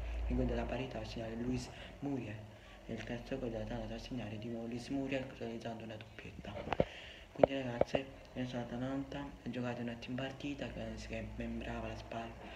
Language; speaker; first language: Italian; native; Italian